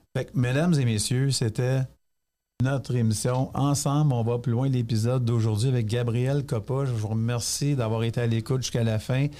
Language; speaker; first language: French; native; French